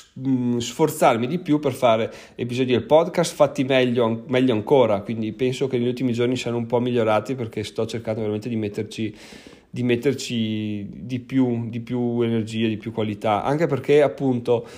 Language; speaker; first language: Italian; native; Italian